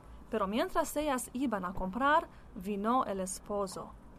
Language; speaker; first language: Spanish; non-native, learner; Italian